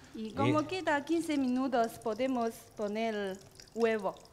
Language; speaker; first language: Spanish; non-native, learner; Chinese